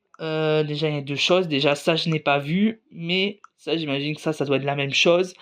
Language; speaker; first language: French; native; French